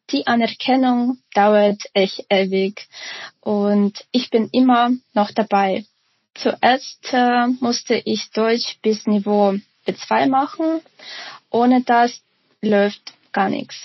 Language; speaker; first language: German; non-native, fluent; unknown